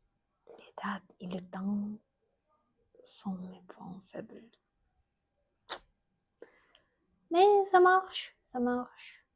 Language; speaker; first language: French; non-native, learner; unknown